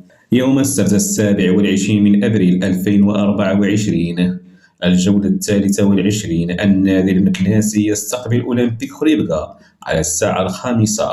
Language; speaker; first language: Arabic; native; Arabic